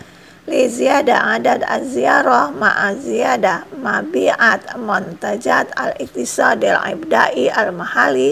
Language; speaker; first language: Arabic; non-native, fluent; Indonesian